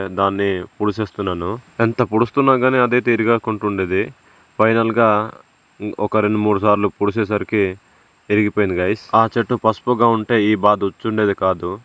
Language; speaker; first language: Telugu; non-native, local second language; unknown